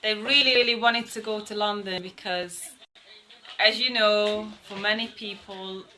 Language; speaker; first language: English; non-native, fluent; Hungarian